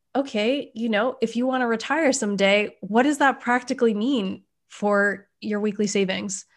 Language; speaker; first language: English; native; English